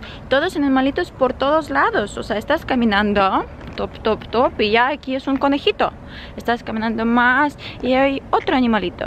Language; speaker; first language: Spanish; non-native, fluent; Russian